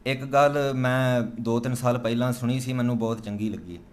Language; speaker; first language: Punjabi; early bilingual, other home language; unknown